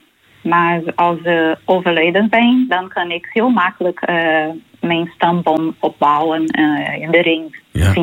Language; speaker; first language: Dutch; non-native, learner; Portuguese